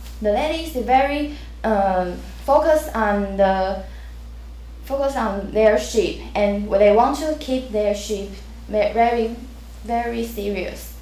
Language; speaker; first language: English; non-native, learner; Chinese